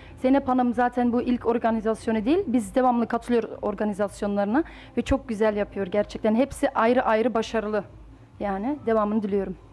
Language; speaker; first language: Turkish; early bilingual, heritage; Turkish